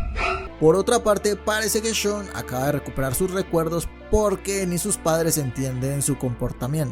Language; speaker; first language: Spanish; native; Spanish